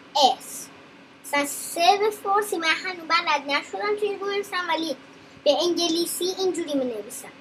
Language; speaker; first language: Persian; early bilingual, heritage; Persian